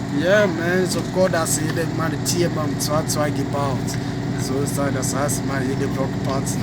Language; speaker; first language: German; non-native, learner; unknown